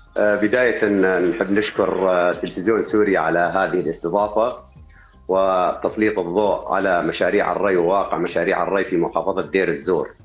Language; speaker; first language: Arabic; native; Arabic